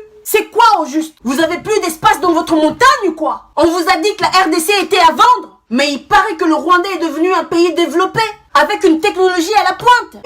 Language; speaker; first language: French; non-native, local second language; Kongo